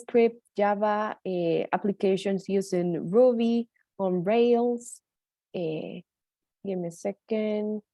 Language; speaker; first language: English; non-native, fluent; Spanish